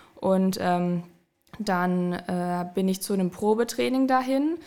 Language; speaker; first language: German; native; German